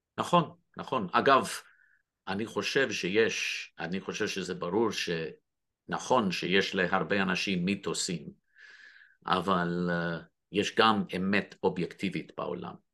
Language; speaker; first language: Hebrew; non-native, fluent; English